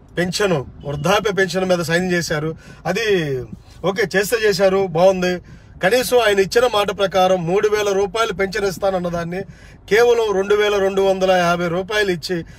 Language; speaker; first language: Telugu; native; Telugu